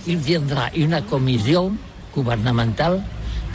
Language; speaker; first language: French; non-native, learner; Catalan